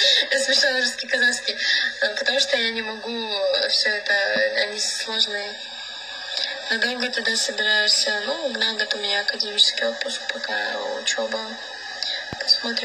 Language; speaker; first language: Russian; native; Russian